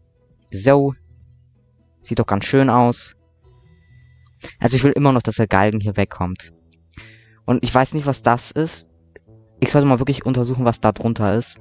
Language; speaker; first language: German; native; German